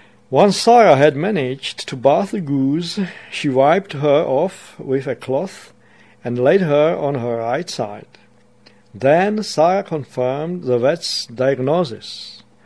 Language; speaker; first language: English; non-native, fluent; Czech